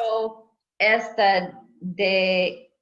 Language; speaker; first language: Spanish; non-native, learner; English